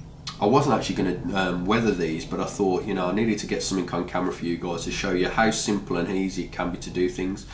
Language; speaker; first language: English; native; English